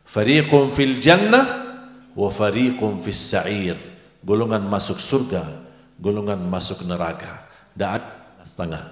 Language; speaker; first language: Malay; non-native, fluent; Arabic